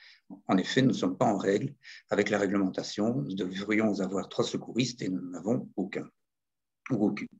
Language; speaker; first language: French; native; French